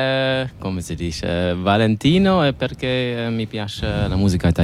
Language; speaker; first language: Italian; non-native, learner; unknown